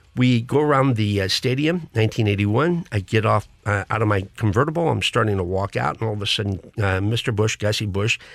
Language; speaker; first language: English; native; English